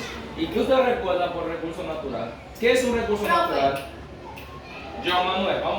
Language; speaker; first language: Spanish; native; Spanish